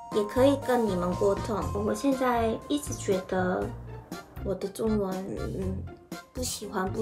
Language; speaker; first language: Chinese; non-native, fluent; Korean